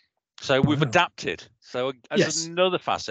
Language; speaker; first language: English; native; English